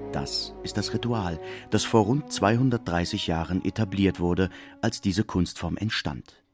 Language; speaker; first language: German; native; German